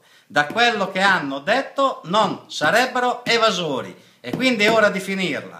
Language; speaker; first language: Italian; native; Italian